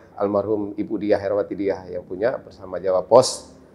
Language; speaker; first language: Indonesian; native; Indonesian